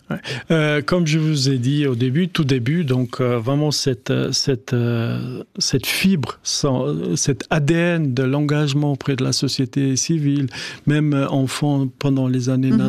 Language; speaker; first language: French; non-native, fluent; Albanian